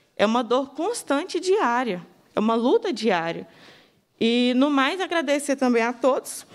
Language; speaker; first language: Portuguese; native; Portuguese